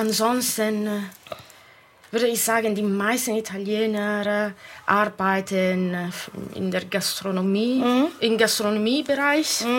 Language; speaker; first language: German; non-native, fluent; Italian